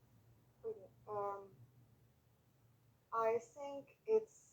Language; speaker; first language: English; non-native, learner; French